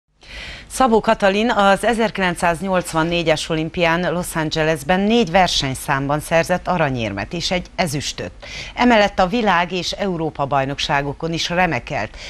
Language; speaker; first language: Hungarian; native; Hungarian